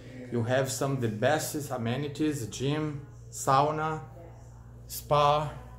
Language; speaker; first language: English; non-native, fluent; Portuguese